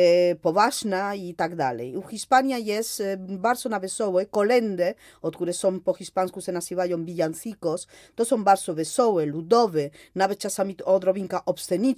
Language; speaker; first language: Polish; non-native, fluent; Spanish